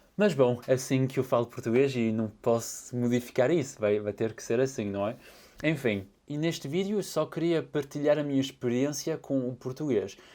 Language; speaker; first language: Portuguese; early bilingual, heritage; Portuguese